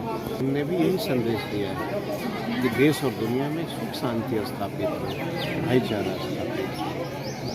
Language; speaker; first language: Hindi; native; Hindi